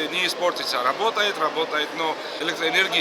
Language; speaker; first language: Russian; non-native, fluent; Georgian